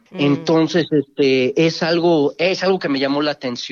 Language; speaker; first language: Spanish; native; Spanish